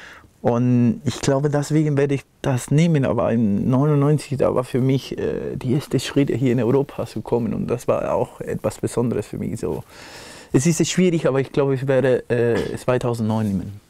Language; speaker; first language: German; non-native, fluent; Spanish